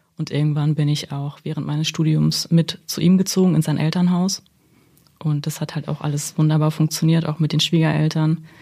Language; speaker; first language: German; early bilingual, other home language; Russian